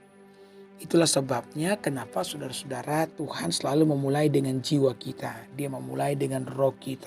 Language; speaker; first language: Indonesian; native; Indonesian